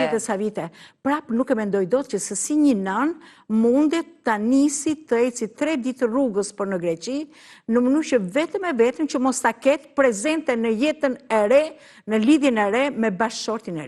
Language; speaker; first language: Albanian; native; Albanian